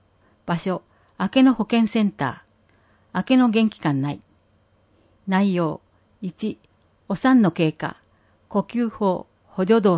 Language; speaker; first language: Japanese; native; Japanese